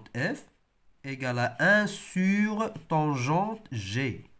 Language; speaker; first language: French; non-native, local second language; Arabic